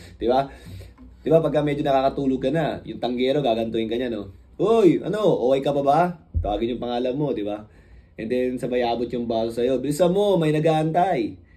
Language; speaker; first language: Filipino; native; Filipino